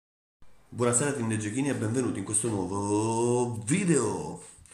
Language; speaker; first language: Italian; native; Italian